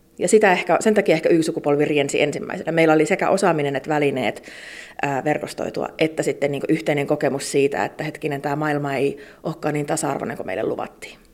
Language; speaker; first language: Finnish; native; Finnish